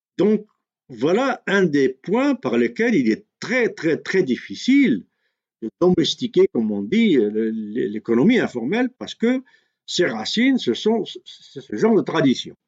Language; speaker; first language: French; non-native, local second language; Kabyle